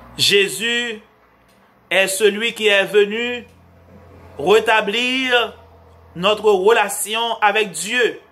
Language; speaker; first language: French; non-native, local second language; Haitian Creole